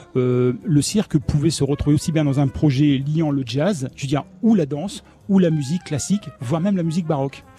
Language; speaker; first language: French; native; French